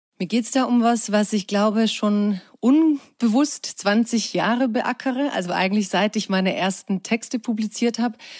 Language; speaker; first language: German; early bilingual, other home language; Croatian